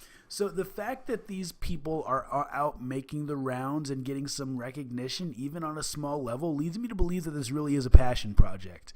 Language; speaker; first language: English; native; English